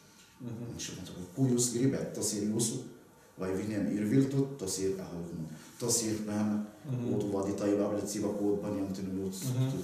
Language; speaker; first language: Latvian; non-native, learner; Arabic